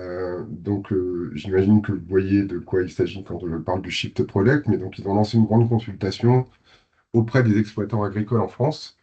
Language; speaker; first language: French; native; French